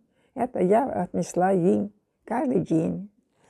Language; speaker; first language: Russian; non-native, local second language; German